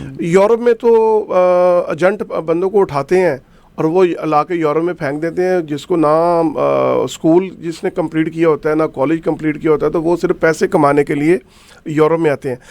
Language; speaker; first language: Urdu; native; Urdu